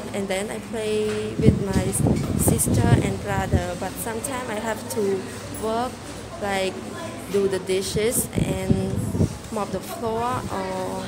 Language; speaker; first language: English; non-native, learner; Khmer